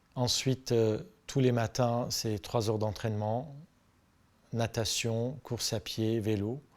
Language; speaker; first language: French; non-native, local second language; Armenian